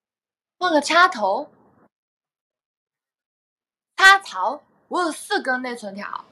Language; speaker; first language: Chinese; native; Chinese